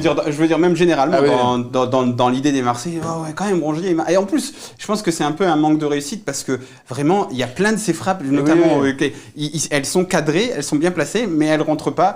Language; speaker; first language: French; native; French